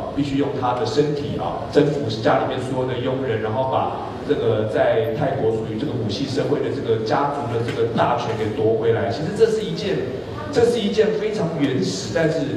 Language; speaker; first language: Chinese; native; Chinese